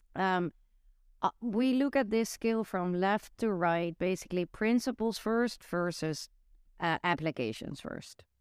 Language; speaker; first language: English; non-native, fluent; Dutch